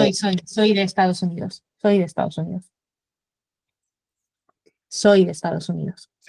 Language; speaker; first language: Spanish; non-native, fluent; English